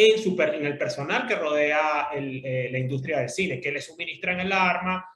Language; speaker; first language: Spanish; native; Spanish